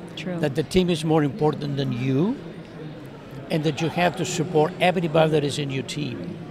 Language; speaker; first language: English; non-native, fluent; Spanish